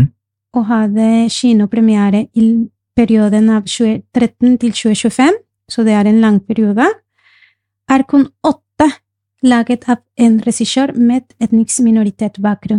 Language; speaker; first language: Norwegian; non-native, fluent; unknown